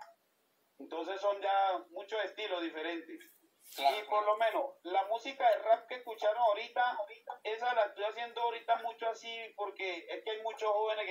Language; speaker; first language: Spanish; native; Spanish